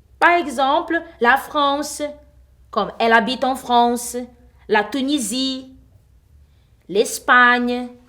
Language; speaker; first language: French; non-native, fluent; Portuguese